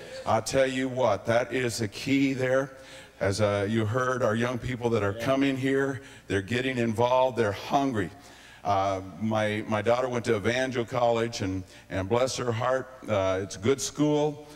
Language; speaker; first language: English; native; English